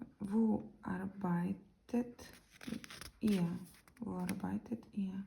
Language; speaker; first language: German; non-native, learner; Ukrainian